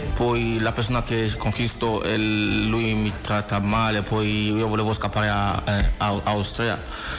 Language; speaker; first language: Italian; non-native, learner; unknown